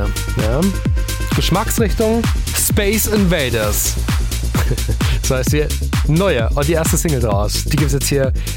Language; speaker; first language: German; native; German